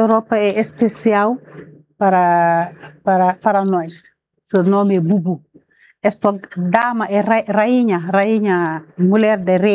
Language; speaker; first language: Portuguese; non-native, learner; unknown